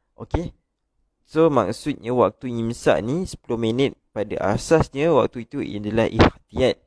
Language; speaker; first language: Malay; native; Malay